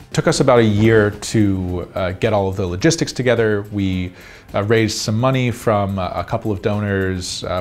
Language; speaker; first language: English; native; English